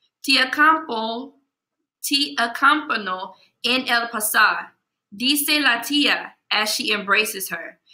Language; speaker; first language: Spanish; non-native, learner; English